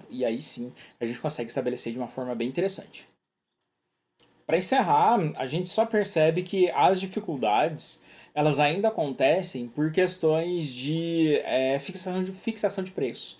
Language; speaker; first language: Portuguese; native; Portuguese